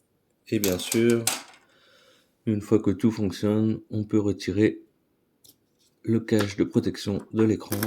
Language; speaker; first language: French; native; French